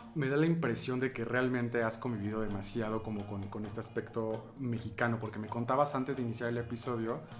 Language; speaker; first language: Spanish; native; Spanish